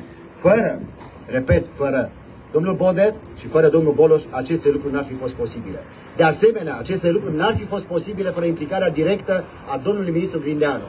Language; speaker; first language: Romanian; native; Romanian